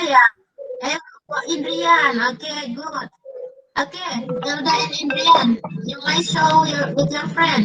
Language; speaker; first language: English; non-native, learner; Indonesian